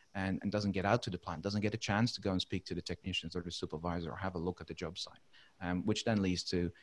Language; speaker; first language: English; non-native, fluent; Dutch